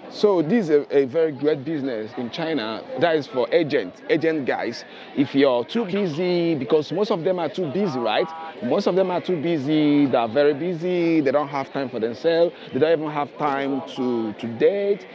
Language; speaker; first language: English; non-native, local second language; Igbo